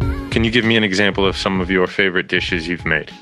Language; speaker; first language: English; native; English